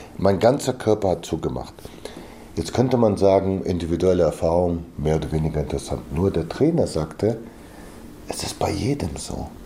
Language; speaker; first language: German; early bilingual, other home language; Bulgarian